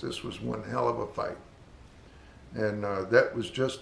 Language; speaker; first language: English; native; English